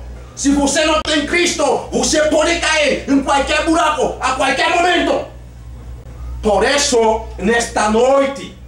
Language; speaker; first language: Portuguese; non-native, learner; Haitian Creole